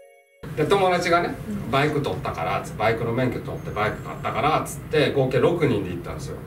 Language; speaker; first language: Japanese; native; Japanese